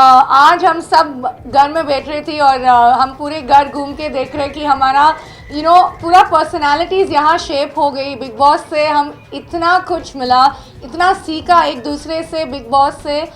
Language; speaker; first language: Hindi; non-native, local second language; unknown